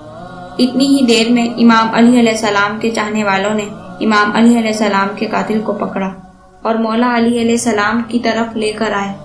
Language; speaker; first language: Urdu; native; Urdu